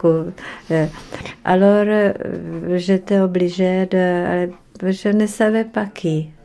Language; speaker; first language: French; non-native, learner; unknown